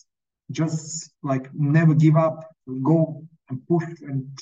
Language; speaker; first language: English; non-native, fluent; Serbian